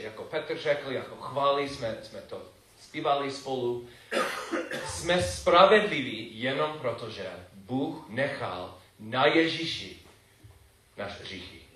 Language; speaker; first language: Czech; non-native, fluent; English